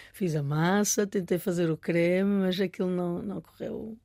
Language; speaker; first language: Portuguese; native; Portuguese